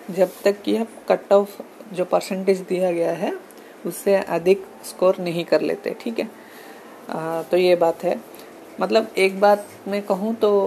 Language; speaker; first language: Hindi; non-native, local second language; Telugu